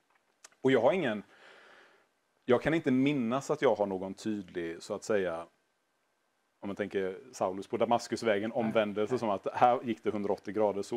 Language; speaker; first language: Swedish; native; Swedish